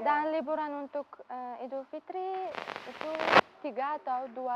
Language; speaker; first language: Indonesian; non-native, learner; Uzbek